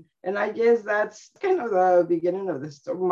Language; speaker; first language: English; early bilingual, other home language; Spanish